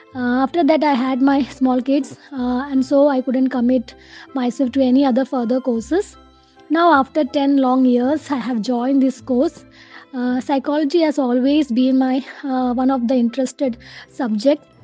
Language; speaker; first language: English; non-native, local second language; Malayalam